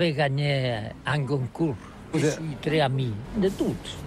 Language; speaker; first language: French; non-native, learner; Catalan